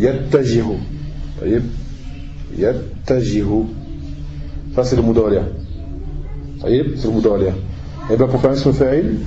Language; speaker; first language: Arabic; non-native, fluent; French